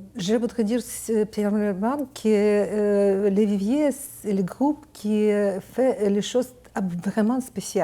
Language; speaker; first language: French; non-native, learner; Ukrainian